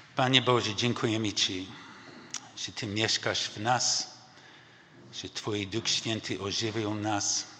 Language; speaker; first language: Polish; non-native, learner; English